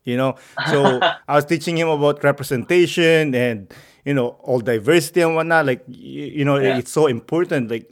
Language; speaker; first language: English; non-native, local second language; Filipino